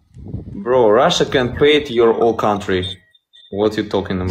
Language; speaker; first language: English; non-native, learner; Russian